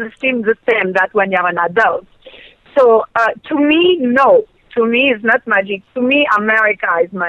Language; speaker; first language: English; non-native, fluent; French